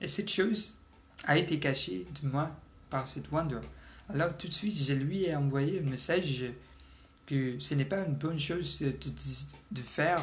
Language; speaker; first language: French; non-native, learner; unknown